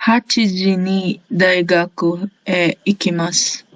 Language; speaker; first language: Japanese; non-native, learner; Filipino